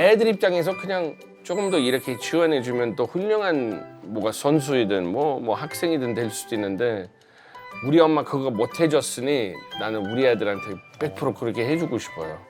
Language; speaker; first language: Korean; non-native, fluent; English